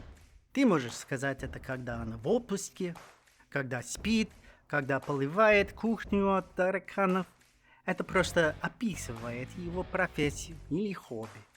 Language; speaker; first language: Russian; non-native, fluent; English